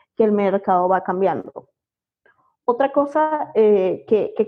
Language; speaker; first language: Spanish; native; Spanish